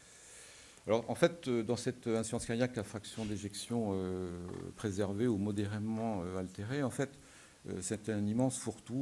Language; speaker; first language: French; native; French